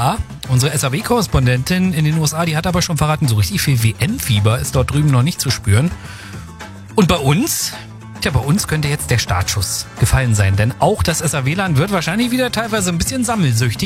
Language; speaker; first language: German; native; German